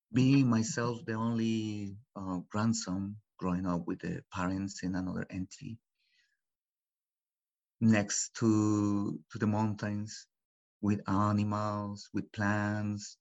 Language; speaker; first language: English; non-native, fluent; Spanish